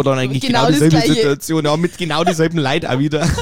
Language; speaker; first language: German; native; German